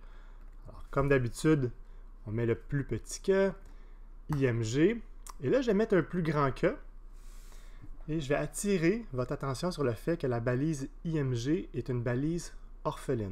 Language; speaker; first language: French; native; French